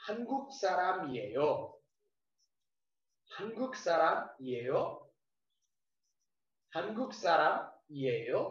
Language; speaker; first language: Korean; non-native, fluent; Nepali